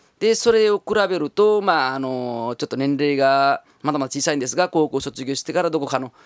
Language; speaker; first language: Japanese; non-native, fluent; Nepali